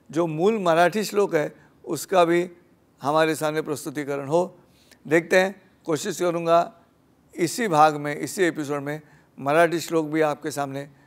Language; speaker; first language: Hindi; non-native, local second language; Marathi